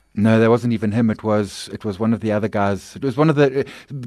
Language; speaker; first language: English; native; English